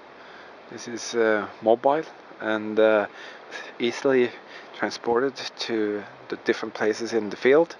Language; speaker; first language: English; non-native, fluent; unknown